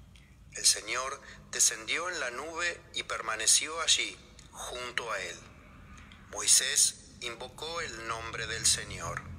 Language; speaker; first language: Spanish; native; Spanish